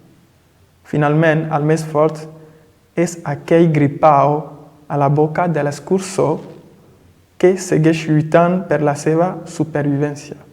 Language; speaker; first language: Catalan; non-native, fluent; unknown